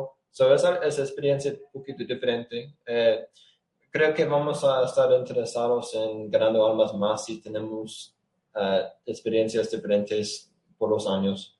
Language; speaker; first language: Spanish; non-native, learner; English